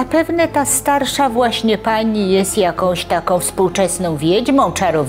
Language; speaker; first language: Polish; native; Polish